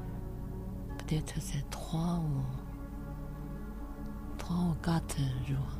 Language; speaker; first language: French; non-native, learner; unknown